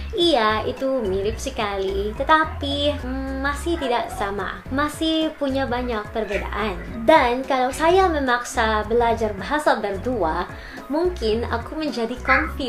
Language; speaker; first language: Indonesian; non-native, learner; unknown